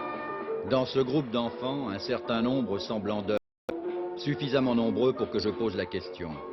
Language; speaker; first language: French; native; French